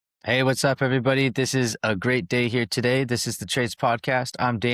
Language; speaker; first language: English; native; English